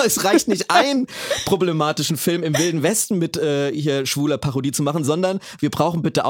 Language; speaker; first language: German; native; German